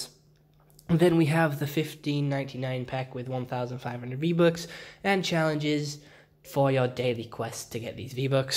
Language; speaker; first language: English; native; English